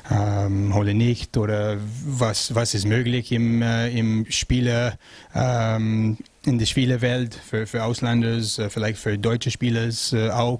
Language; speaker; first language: German; non-native, learner; French